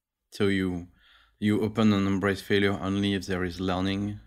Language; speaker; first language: English; non-native, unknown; French